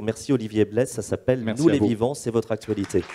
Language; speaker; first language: French; native; French